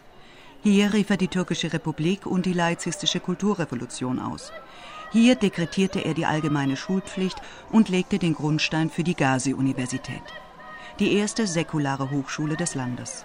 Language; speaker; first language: German; native; German